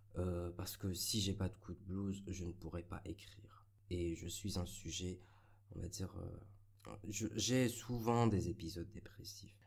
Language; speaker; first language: French; non-native, local second language; Arabic